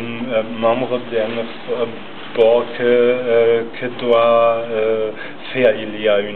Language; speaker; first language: French; non-native, learner; German